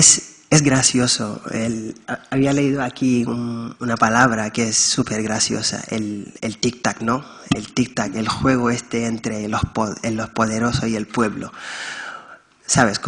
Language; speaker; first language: Spanish; non-native, fluent; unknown